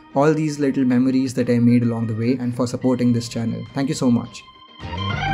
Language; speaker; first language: English; non-native, local second language; Hindi